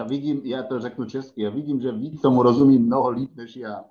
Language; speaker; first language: Czech; non-native, fluent; Polish